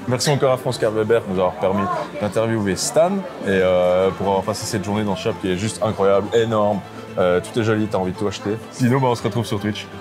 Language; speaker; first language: French; native; French